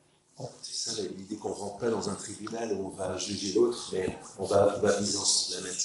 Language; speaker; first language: French; native; French